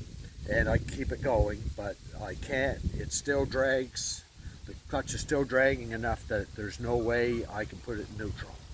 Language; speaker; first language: English; native; English